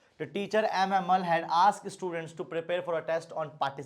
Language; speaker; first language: English; non-native, local second language; Hindi